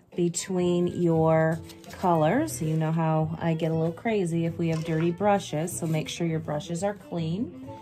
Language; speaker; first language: English; native; English